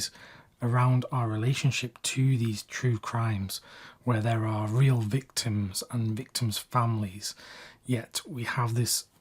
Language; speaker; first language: English; native; English